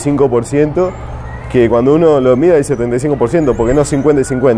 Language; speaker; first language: Spanish; native; Spanish